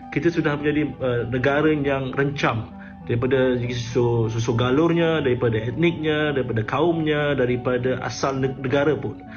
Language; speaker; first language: Malay; native; Malay